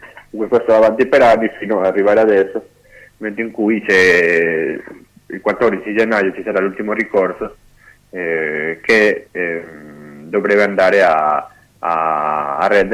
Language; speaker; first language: Italian; non-native, fluent; Spanish